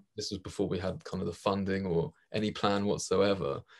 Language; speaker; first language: English; native; English